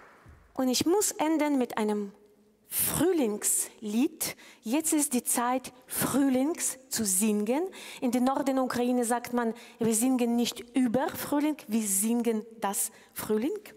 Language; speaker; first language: German; non-native, fluent; Ukrainian